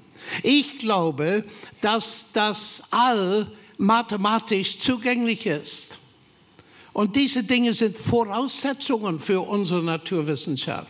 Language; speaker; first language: German; non-native, fluent; English